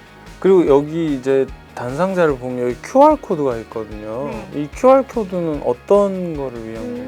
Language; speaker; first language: Korean; native; Korean